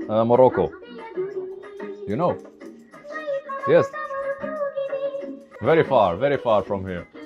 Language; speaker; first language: English; non-native, learner; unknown